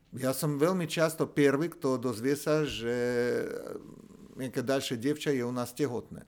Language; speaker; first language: Slovak; non-native, fluent; Russian